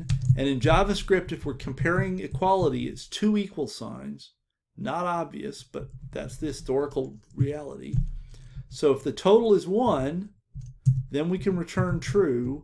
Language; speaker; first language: English; native; English